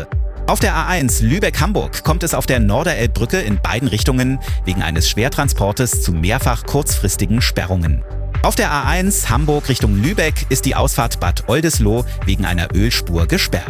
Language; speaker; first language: German; native; German